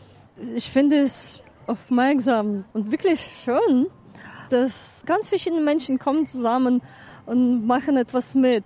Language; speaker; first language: German; non-native, fluent; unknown